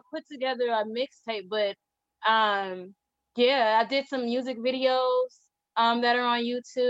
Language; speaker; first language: English; native; English